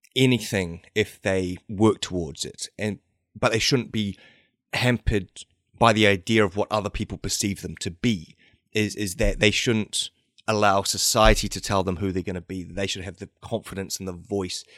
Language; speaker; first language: English; native; English